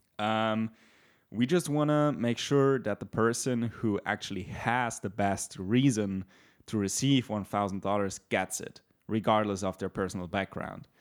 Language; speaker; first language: English; non-native, fluent; German